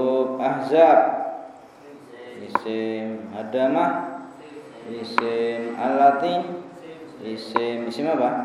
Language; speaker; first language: Arabic; non-native, fluent; Indonesian